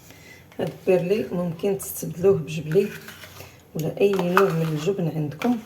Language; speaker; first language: Arabic; native; Arabic